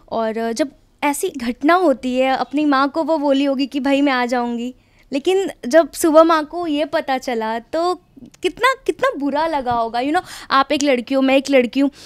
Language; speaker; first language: Hindi; native; Hindi